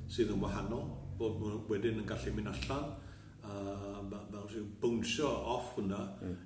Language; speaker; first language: Welsh; native; Welsh